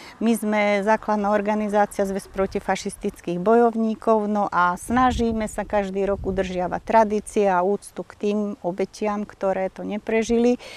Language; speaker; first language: Slovak; native; Slovak